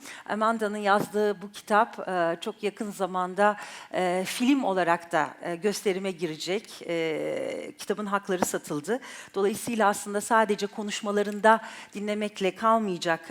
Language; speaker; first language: Turkish; native; Turkish